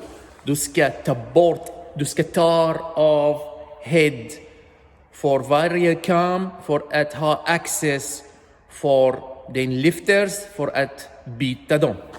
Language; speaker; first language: Swedish; non-native, learner; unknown